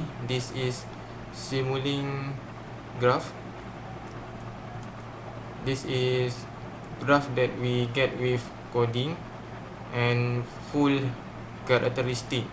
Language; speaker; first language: English; non-native, learner; Malay